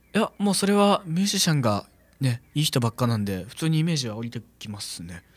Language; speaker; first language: Japanese; native; Japanese